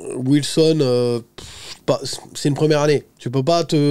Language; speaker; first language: French; native; French